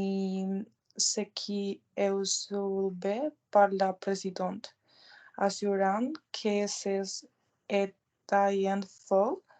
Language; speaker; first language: French; non-native, learner; Spanish